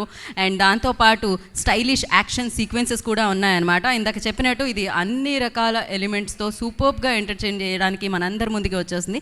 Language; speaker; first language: Telugu; native; Telugu